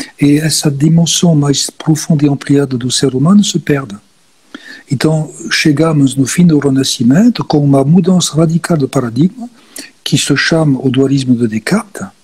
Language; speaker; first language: Portuguese; non-native, fluent; French